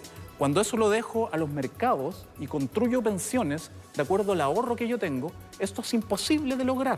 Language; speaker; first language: Spanish; native; Spanish